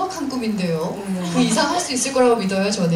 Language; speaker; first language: Korean; native; Korean